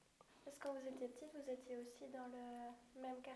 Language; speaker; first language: French; native; French